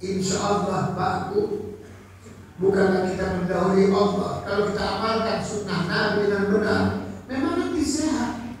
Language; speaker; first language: Indonesian; native; Indonesian